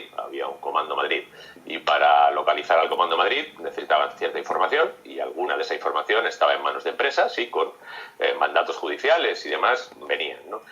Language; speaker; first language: Spanish; native; Spanish